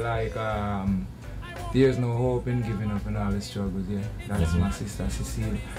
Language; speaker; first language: English; non-native, local second language; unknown